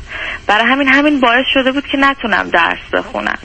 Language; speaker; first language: Persian; native; Persian